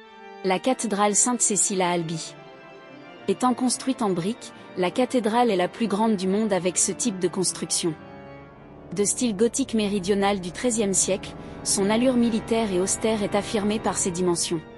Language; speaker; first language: French; native; French